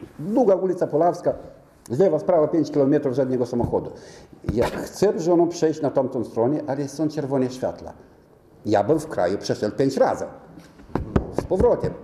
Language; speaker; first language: Polish; non-native, fluent; Romanian